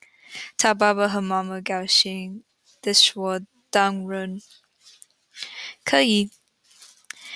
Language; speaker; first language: Chinese; non-native, learner; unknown